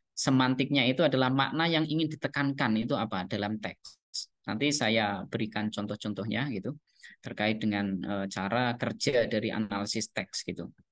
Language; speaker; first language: Indonesian; non-native, local second language; Javanese